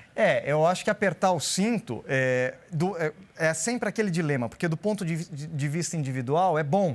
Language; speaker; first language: Portuguese; native; Portuguese